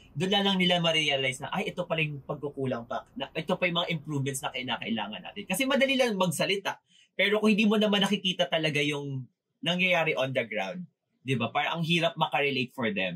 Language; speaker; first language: Filipino; native; Filipino